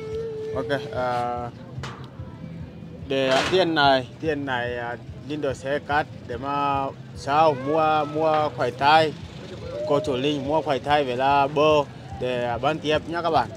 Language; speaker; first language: Vietnamese; non-native, learner; Portuguese